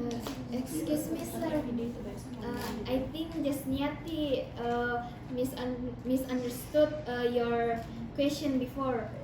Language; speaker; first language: English; non-native, learner; Indonesian